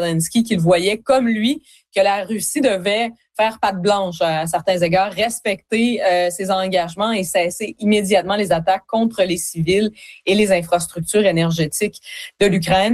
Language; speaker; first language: French; native; French